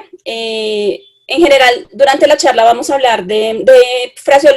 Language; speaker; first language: Spanish; native; Spanish